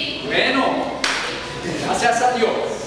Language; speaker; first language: Spanish; non-native, learner; German